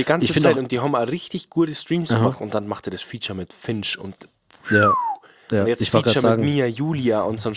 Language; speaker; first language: German; native; German